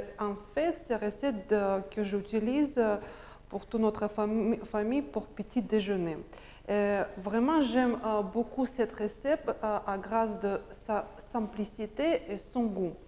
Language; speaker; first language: French; non-native, learner; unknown